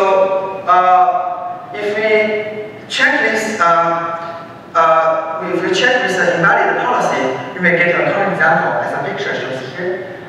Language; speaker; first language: English; non-native, fluent; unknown